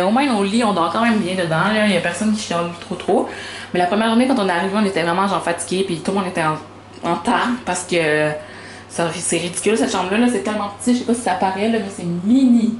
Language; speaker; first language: French; native; French